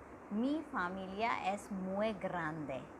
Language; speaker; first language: Spanish; non-native, learner; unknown